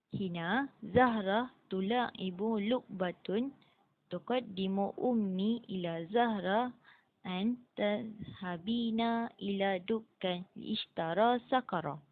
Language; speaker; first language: Arabic; non-native, learner; Malay